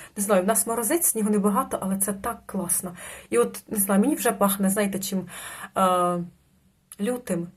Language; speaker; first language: Ukrainian; non-native, local second language; Russian